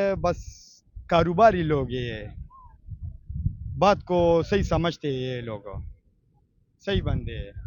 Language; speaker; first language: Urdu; non-native, local second language; Pashto